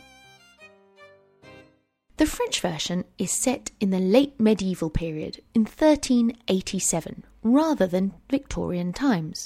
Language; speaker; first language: English; native; English